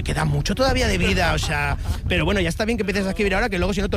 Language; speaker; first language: Spanish; native; Spanish